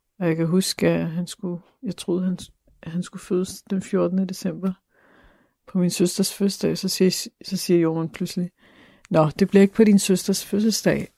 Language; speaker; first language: Danish; native; Danish